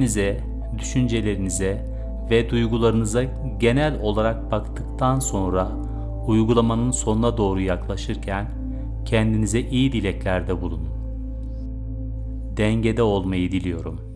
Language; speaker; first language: Turkish; native; Turkish